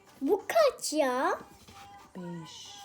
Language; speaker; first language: Turkish; early bilingual, heritage; Turkish